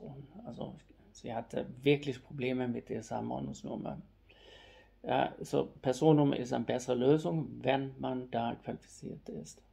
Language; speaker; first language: German; non-native, fluent; Swedish